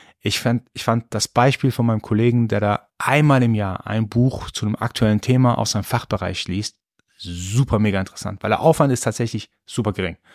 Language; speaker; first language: German; early bilingual, other home language; Persian